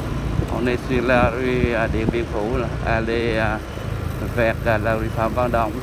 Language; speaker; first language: French; non-native, fluent; Vietnamese